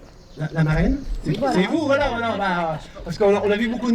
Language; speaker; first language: French; native; French